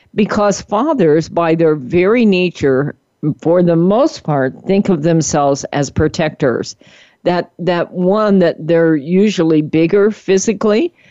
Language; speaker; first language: English; native; English